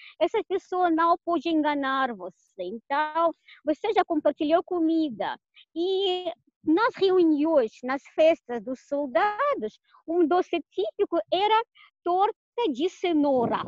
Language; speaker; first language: Portuguese; non-native, fluent; Russian